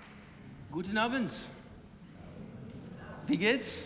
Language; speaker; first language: German; non-native, learner; English